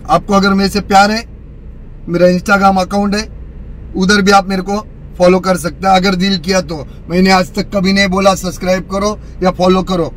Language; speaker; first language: Hindi; non-native, local second language; Marathi